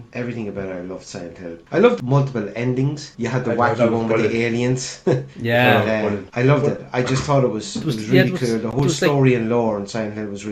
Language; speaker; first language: English; native; English